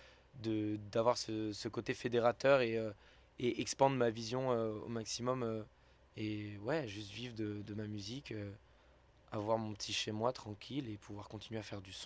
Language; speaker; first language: French; native; French